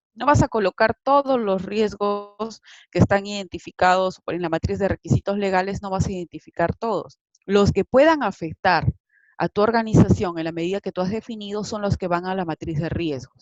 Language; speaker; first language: Spanish; native; Spanish